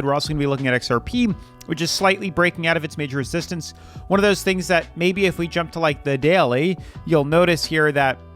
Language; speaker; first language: English; native; English